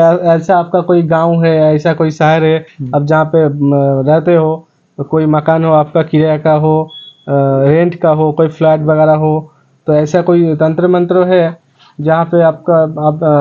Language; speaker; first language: Hindi; non-native, local second language; Bangla